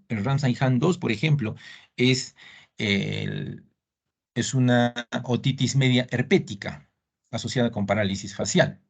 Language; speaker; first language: Spanish; native; Spanish